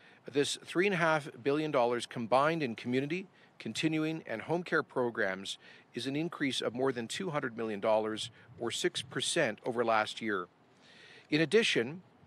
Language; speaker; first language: English; native; English